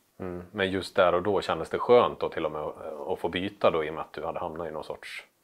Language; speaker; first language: Swedish; native; Swedish